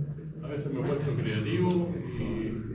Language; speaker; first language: Spanish; native; Spanish